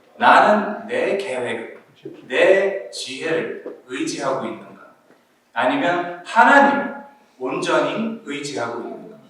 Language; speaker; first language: Korean; early bilingual, heritage; Korean